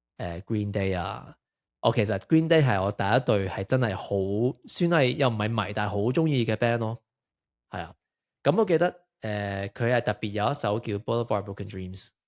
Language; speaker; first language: Cantonese; native; Cantonese